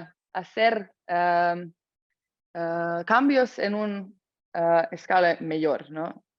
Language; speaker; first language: Spanish; non-native, fluent; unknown